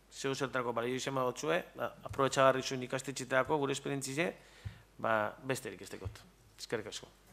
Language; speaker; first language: Basque; native; Basque